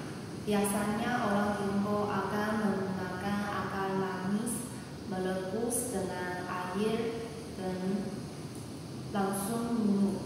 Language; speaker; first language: Indonesian; non-native, learner; Chinese